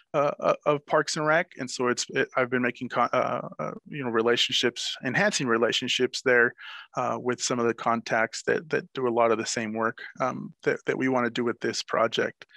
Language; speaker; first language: English; native; English